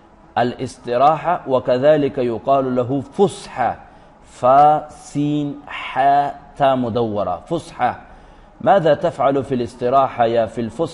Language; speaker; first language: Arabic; non-native, fluent; Urdu